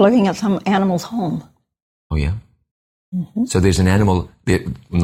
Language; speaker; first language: English; native; English